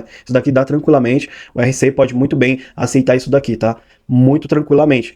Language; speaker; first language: Portuguese; native; Portuguese